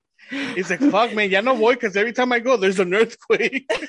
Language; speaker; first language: English; early bilingual, other home language; Spanish